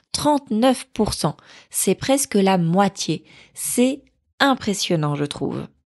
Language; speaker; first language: French; native; French